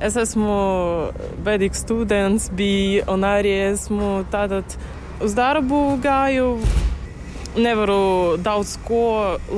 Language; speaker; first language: Latvian; non-native, learner; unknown